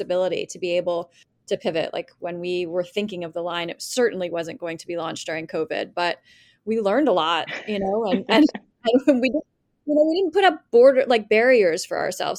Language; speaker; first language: English; native; English